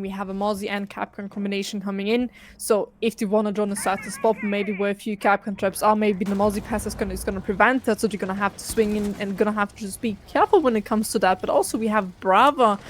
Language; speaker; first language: English; non-native, fluent; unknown